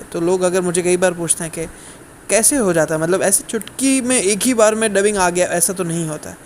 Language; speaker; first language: Hindi; non-native, local second language; Gujarati